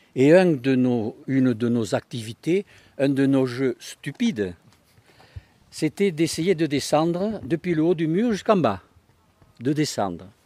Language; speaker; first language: French; native; French